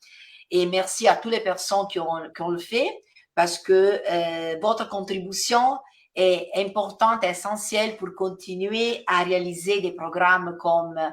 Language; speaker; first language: French; non-native, fluent; Italian